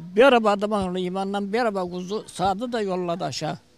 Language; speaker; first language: Turkish; native; Turkish